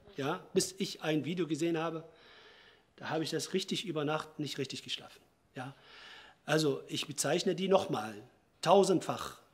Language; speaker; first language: German; non-native, fluent; Arabic